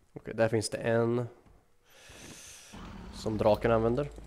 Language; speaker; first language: Swedish; native; Swedish